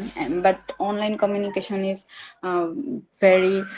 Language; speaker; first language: English; non-native, learner; Bangla